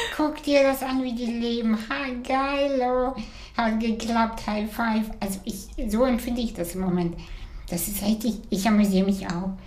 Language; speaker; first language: German; early bilingual, other home language; Russian